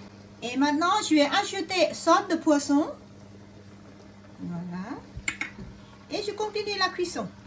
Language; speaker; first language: French; non-native, learner; Thai